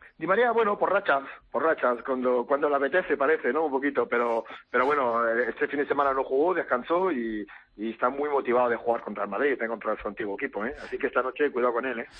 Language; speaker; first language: Spanish; early bilingual, heritage; Spanish